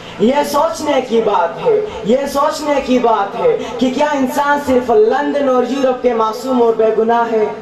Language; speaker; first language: Urdu; non-native, local second language; Pashto